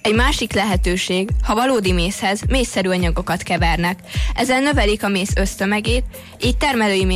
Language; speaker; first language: Hungarian; native; Hungarian